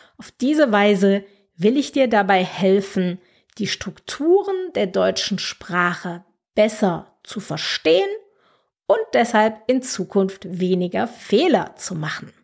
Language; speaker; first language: German; native; German